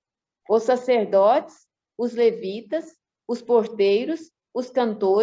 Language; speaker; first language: Portuguese; native; Portuguese